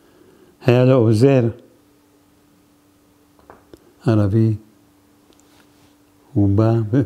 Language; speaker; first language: Hebrew; non-native, fluent; Arabic